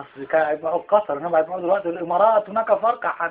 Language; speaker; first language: Arabic; native; Arabic